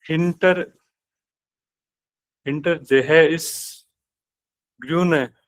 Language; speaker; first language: German; non-native, learner; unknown